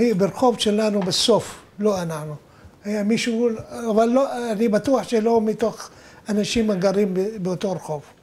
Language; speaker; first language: Hebrew; non-native, fluent; Arabic